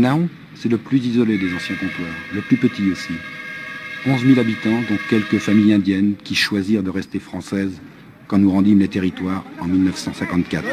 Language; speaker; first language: French; native; French